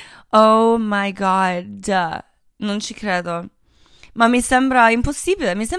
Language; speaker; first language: Italian; native; Italian